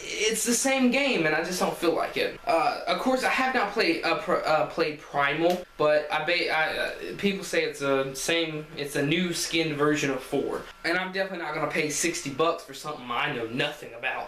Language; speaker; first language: English; native; English